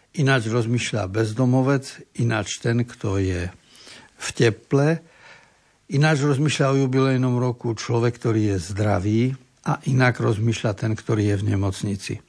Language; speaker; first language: Slovak; native; Slovak